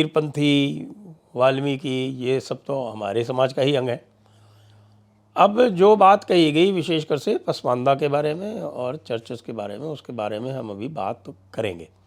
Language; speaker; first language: Hindi; native; Hindi